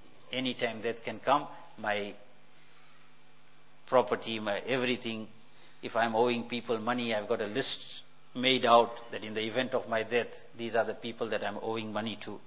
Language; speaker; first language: English; native; English